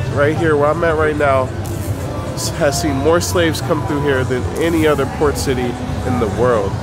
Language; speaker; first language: English; native; English